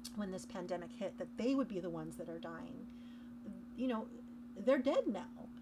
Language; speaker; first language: English; native; English